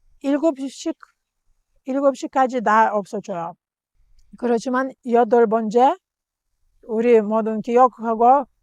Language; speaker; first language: Korean; non-native, learner; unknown